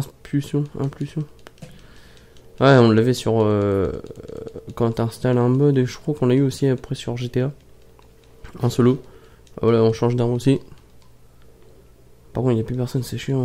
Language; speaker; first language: French; native; French